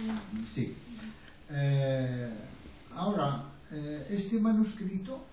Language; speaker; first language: Spanish; non-native, fluent; Arabic